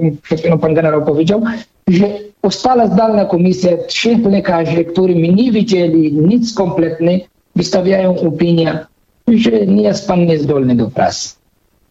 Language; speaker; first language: Polish; non-native, fluent; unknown